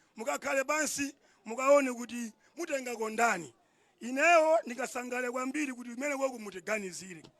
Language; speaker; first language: Nyanja; non-native, local second language; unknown